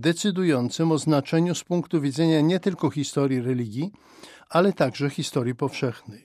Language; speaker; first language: Polish; native; Polish